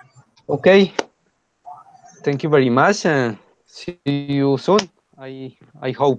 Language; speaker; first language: English; non-native, fluent; Spanish